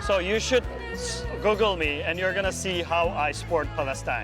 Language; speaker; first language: English; non-native, fluent; Turkish